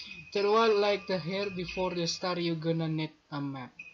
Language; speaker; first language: English; non-native, learner; Indonesian